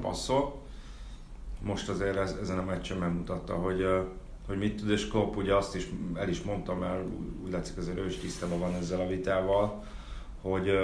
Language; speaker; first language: Hungarian; native; Hungarian